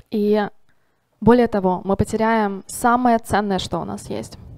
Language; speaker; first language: Russian; native; Russian